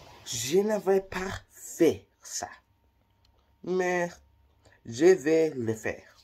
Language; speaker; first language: French; non-native, learner; English